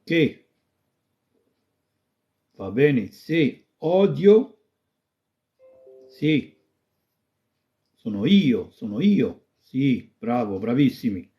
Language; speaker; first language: Italian; non-native, fluent; Arabic